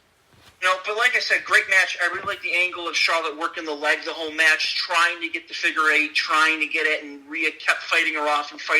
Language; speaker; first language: English; native; English